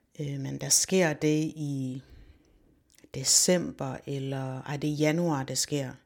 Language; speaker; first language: Danish; early bilingual, other home language; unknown